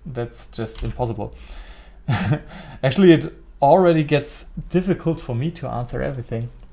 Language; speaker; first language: English; non-native, fluent; German